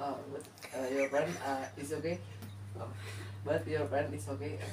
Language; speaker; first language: English; non-native, learner; Indonesian